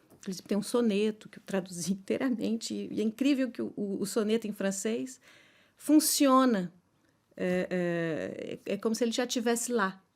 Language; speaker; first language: Portuguese; native; Portuguese